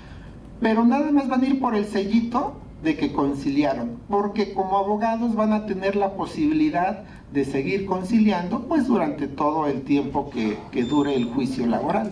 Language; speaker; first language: Spanish; native; Spanish